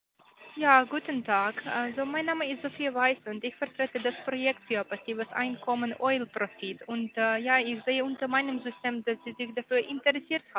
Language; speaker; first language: German; non-native, learner; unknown